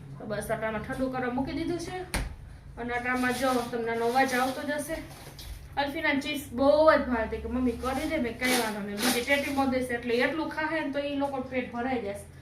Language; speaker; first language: Gujarati; non-native, local second language; Kachhi